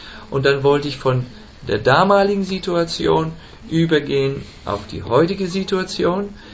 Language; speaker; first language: German; native; German